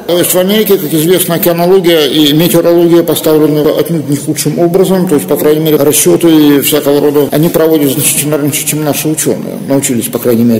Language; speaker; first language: Russian; native; Russian